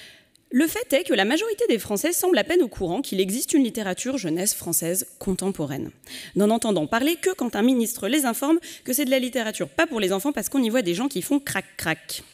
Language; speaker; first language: French; native; French